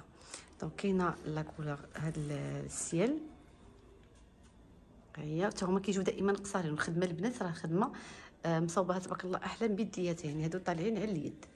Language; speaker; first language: Arabic; native; Arabic